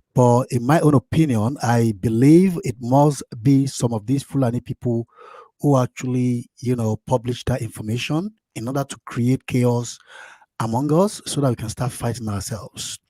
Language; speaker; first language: English; non-native, local second language; Yoruba